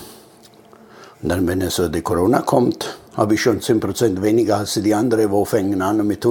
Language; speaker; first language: German; non-native, fluent; Italian